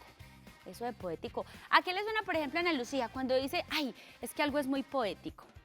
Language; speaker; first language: Spanish; native; Spanish